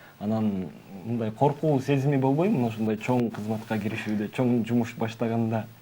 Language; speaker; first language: Kyrgyz; native; Kyrgyz